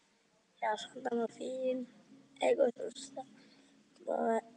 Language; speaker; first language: Norwegian; non-native, learner; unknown